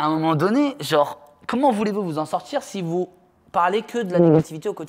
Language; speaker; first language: French; native; French